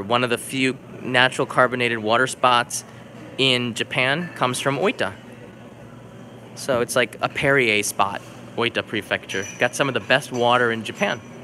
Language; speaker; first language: English; native; English